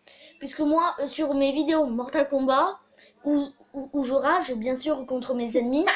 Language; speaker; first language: French; native; French